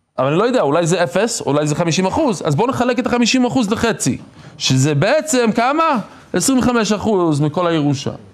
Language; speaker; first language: Hebrew; non-native, fluent; English